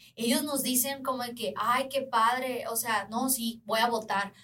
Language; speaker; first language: Spanish; native; Spanish